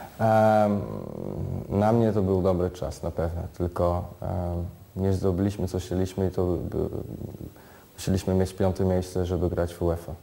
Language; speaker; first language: Polish; early bilingual, heritage; Polish